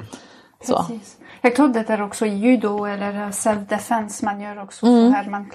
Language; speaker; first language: Swedish; non-native, fluent; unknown